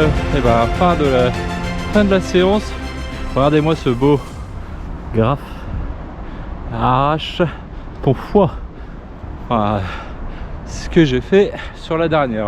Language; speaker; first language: French; native; French